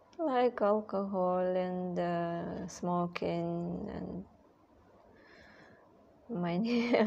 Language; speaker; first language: English; non-native, learner; Russian